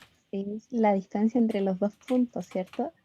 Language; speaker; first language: Spanish; native; Spanish